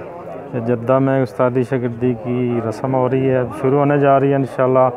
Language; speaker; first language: Hindi; non-native, local second language; Punjabi